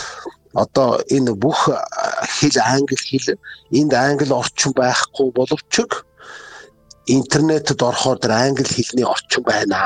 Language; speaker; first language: Mongolian; native; Mongolian